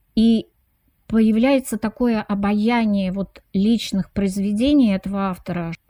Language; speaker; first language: Russian; native; Russian